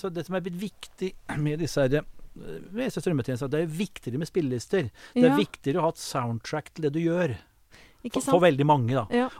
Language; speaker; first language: Norwegian; native; Norwegian